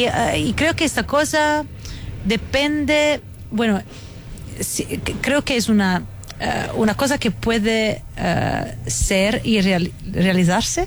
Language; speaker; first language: Spanish; non-native, fluent; Italian